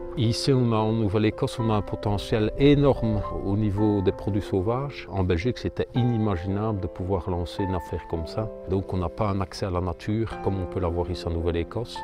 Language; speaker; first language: French; native; French